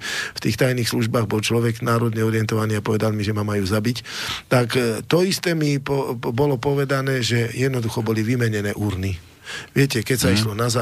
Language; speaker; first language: Slovak; native; Slovak